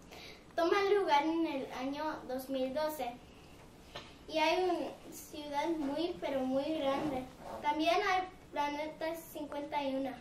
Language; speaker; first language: Spanish; non-native, learner; English